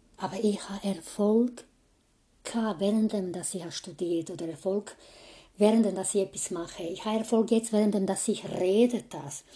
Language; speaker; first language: German; non-native, fluent; Croatian